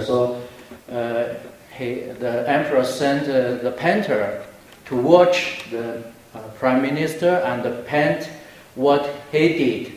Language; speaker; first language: English; non-native, fluent; Chinese